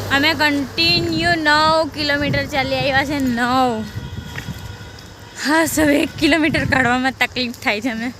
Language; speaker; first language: Gujarati; non-native, local second language; Kukna